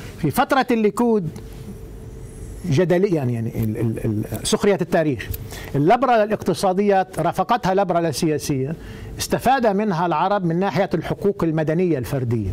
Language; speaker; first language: Arabic; native; Arabic